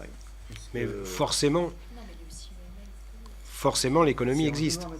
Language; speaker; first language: French; native; French